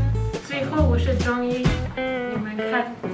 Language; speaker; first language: Chinese; non-native, learner; French